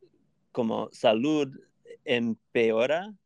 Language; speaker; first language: Spanish; non-native, fluent; English